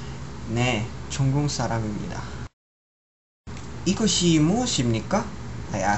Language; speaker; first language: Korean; non-native, learner; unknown